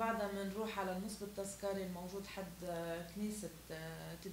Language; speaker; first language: Arabic; native; Arabic